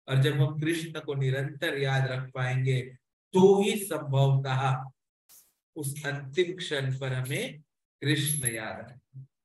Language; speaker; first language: Hindi; non-native, local second language; Marathi